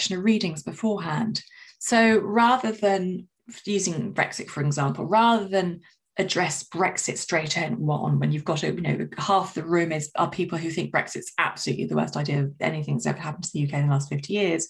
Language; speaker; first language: English; native; English